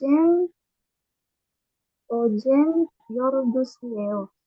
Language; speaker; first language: Korean; non-native, learner; Indonesian